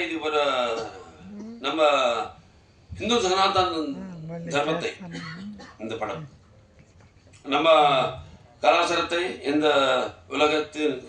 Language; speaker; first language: Tamil; non-native, local second language; Telugu